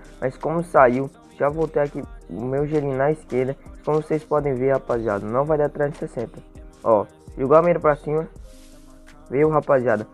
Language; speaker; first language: Portuguese; native; Portuguese